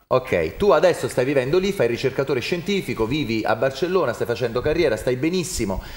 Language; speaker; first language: Italian; native; Italian